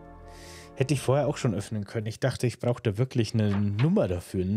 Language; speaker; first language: German; native; German